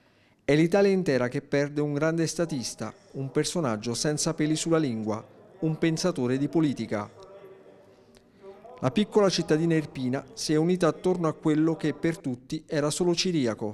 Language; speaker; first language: Italian; native; Italian